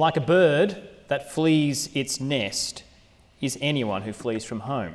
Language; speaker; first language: English; native; English